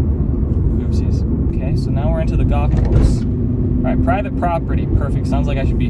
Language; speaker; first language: English; native; English